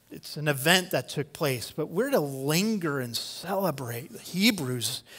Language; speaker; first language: English; native; English